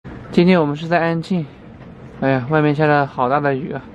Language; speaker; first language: Chinese; native; Chinese